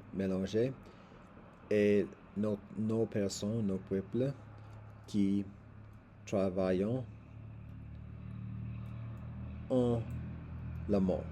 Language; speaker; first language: French; non-native, learner; English